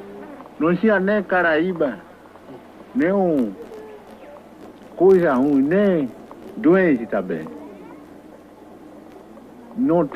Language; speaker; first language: Portuguese; non-native, local second language; Kayapó